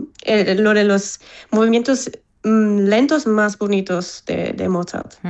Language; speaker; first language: Spanish; non-native, fluent; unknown